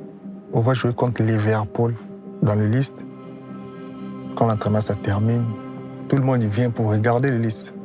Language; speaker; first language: French; non-native, local second language; Lingala